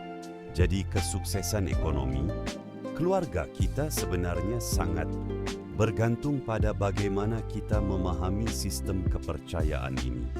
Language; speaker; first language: Indonesian; native; Indonesian